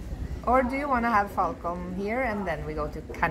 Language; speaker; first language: English; non-native, fluent; Norwegian